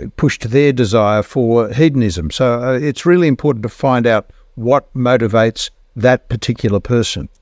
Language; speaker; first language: English; native; English